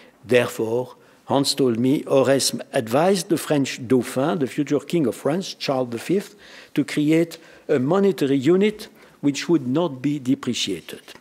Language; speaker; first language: English; non-native, fluent; French